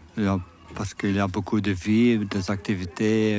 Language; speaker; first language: French; non-native, learner; Dutch